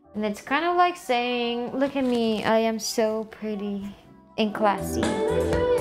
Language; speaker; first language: English; early bilingual, other home language; Spanish